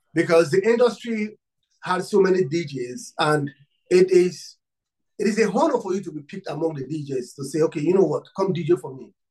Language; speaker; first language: English; non-native, local second language; Yoruba